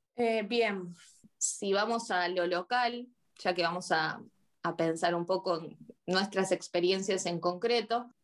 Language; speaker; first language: Spanish; native; Spanish